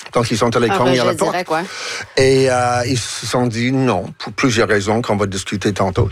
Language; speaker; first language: French; non-native, local second language; English